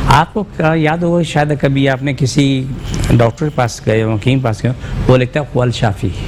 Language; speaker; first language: Urdu; non-native, local second language; Pashto